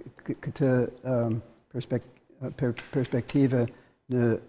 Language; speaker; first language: Albanian; non-native, learner; English